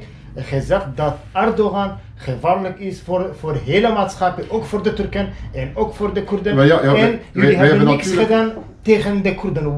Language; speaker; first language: Dutch; non-native, fluent; Kurdish